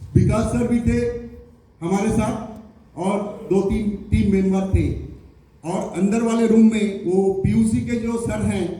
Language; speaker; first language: Hindi; non-native, local second language; Bangla